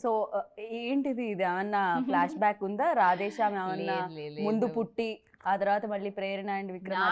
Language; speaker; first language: Telugu; native; Telugu